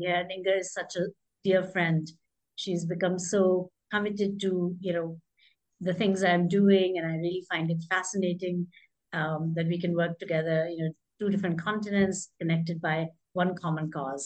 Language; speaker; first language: English; non-native, local second language; Hindi